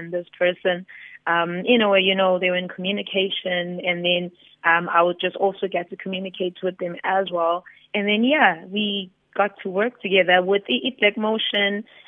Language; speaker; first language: English; non-native, local second language; Zulu